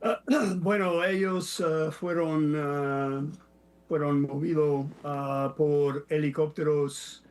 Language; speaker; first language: Spanish; non-native, fluent; English